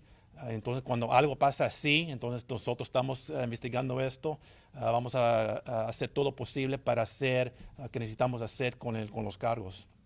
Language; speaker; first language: Spanish; early bilingual, heritage; English